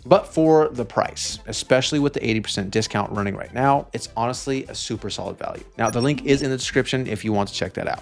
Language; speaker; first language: English; native; English